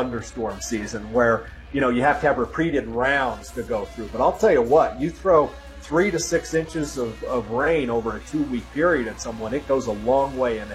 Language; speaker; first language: English; native; English